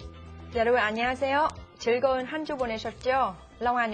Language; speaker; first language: Korean; non-native, fluent; Vietnamese